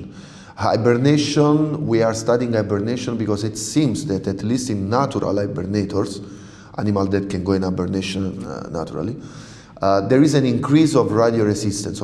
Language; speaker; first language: English; non-native, fluent; Italian